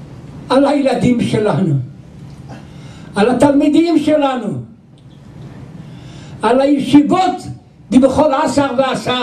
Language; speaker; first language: Hebrew; non-native, local second language; Yiddish